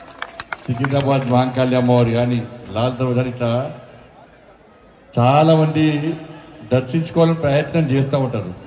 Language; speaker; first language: Telugu; native; Telugu